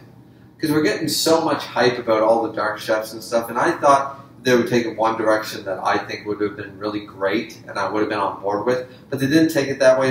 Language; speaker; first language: English; native; English